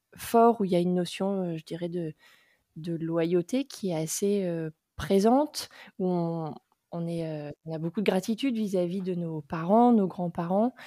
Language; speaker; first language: French; native; French